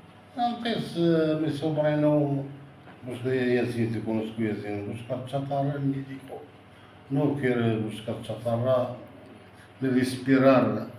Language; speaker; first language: Spanish; non-native, learner; Arabic